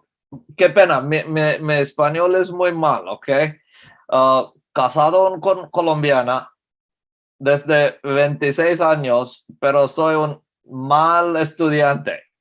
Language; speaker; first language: Spanish; non-native, learner; English